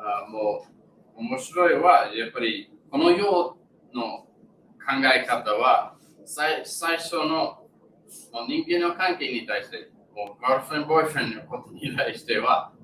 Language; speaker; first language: Japanese; non-native, learner; English